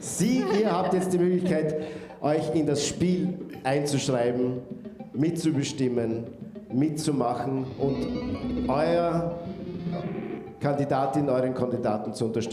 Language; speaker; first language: German; native; German